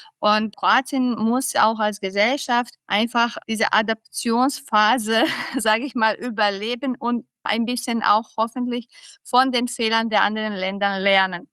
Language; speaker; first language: German; early bilingual, other home language; Croatian